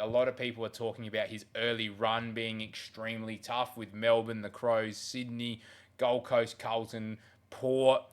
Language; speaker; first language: English; native; English